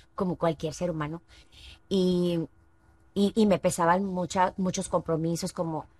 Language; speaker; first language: Spanish; native; Spanish